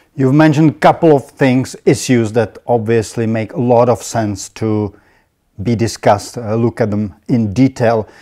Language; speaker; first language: English; non-native, fluent; Czech